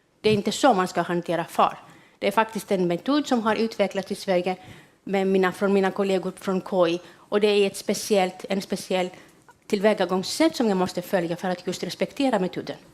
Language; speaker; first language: Swedish; non-native, fluent; Greek